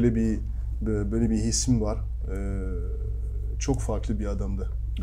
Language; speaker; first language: Turkish; non-native, fluent; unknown